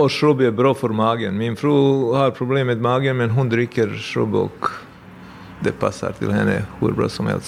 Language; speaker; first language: Swedish; non-native, fluent; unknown